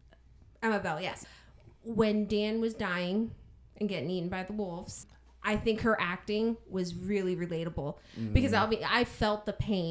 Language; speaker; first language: English; native; English